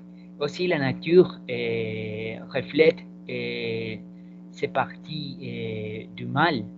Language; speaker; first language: French; non-native, learner; Spanish